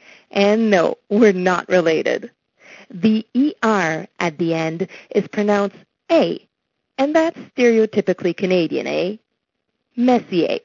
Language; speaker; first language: English; non-native, local second language; French